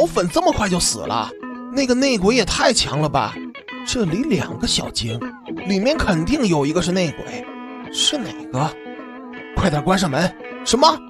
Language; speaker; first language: Chinese; native; Chinese